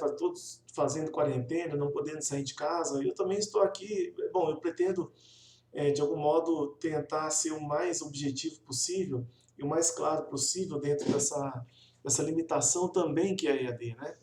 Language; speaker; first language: Portuguese; native; Portuguese